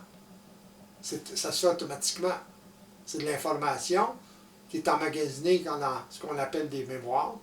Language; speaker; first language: French; native; French